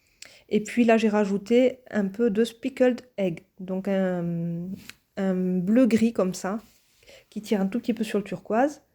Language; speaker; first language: French; native; French